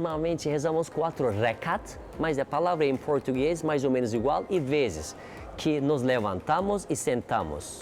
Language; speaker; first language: Portuguese; non-native, learner; Turkish